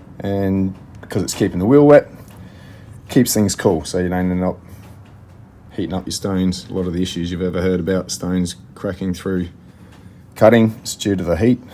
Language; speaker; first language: English; native; English